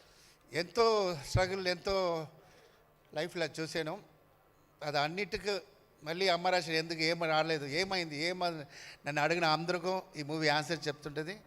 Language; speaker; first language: Telugu; non-native, learner; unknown